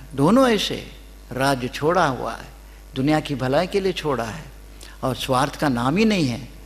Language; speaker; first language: Hindi; non-native, local second language; Kannada